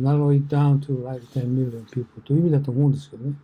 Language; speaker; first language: Japanese; native; Japanese